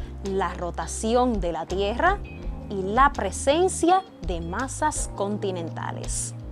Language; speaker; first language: Spanish; native; Spanish